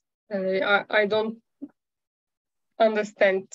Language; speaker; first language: English; non-native, learner; Turkish